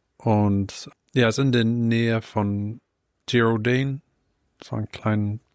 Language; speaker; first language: German; non-native, fluent; English